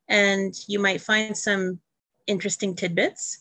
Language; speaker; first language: English; native; English